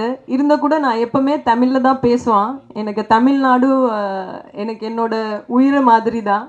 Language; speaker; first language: Tamil; non-native, local second language; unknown